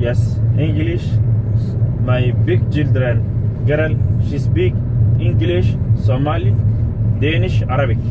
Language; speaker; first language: English; non-native, learner; Somali